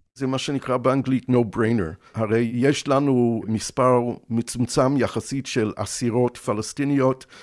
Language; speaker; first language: Hebrew; non-native, fluent; English